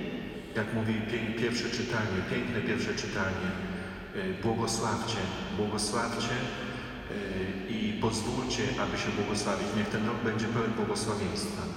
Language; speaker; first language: Polish; native; Polish